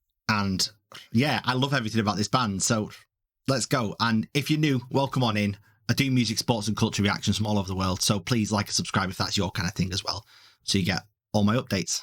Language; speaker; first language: English; native; English